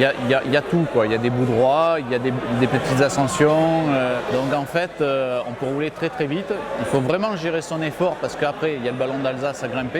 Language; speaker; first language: French; native; French